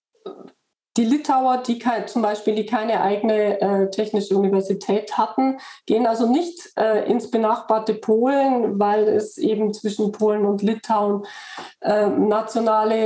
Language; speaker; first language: German; native; German